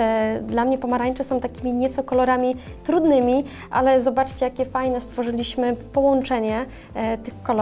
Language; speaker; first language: Polish; native; Polish